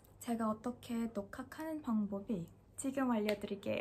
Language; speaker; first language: Korean; non-native, fluent; Malay